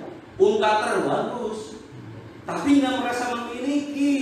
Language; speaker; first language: Indonesian; native; Indonesian